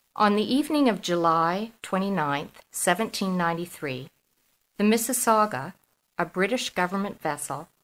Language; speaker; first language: English; native; English